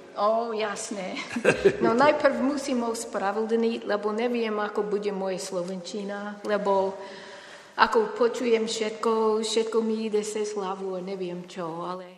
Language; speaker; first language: Slovak; non-native, fluent; English